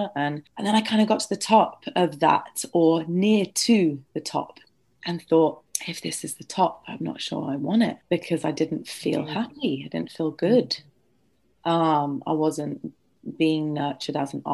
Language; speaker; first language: English; native; English